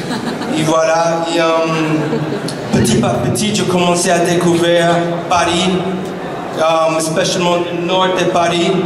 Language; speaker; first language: French; non-native, fluent; English